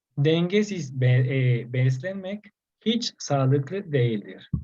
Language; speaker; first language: Turkish; non-native, fluent; Spanish